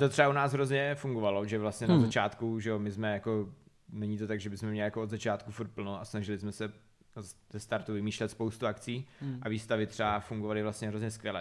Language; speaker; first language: Czech; native; Czech